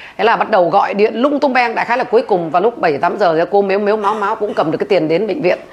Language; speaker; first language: Vietnamese; native; Vietnamese